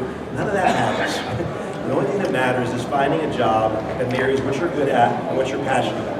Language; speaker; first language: English; native; English